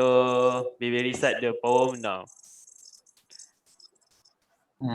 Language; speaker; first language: English; non-native, local second language; Malay